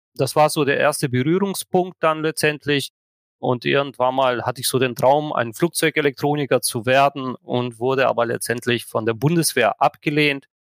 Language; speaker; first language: German; non-native, fluent; Russian